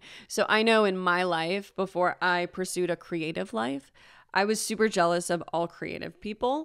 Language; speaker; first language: English; native; English